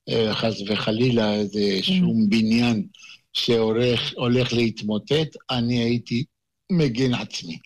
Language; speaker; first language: Hebrew; non-native, fluent; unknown